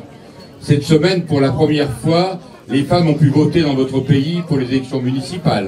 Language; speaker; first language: French; native; French